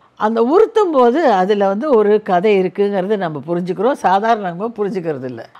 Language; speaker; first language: Tamil; native; Tamil